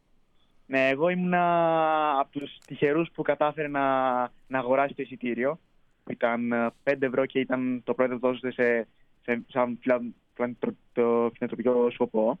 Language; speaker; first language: Greek; early bilingual, heritage; Greek